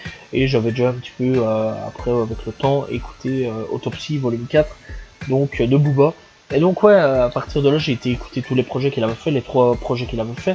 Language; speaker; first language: French; native; French